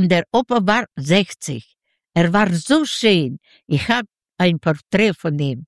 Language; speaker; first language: German; non-native, learner; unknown